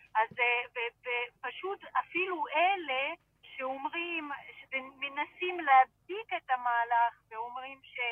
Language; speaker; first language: Hebrew; non-native, fluent; Russian